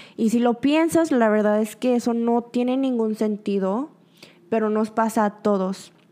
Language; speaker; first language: Spanish; early bilingual, other home language; Korean